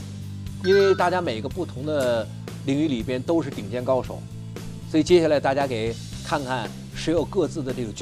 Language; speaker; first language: Chinese; native; Chinese